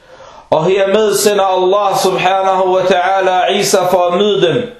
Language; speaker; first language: Danish; non-native, fluent; Arabic